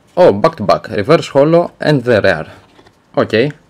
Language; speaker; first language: English; non-native, learner; Greek